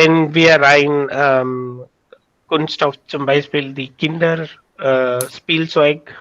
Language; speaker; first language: German; non-native, learner; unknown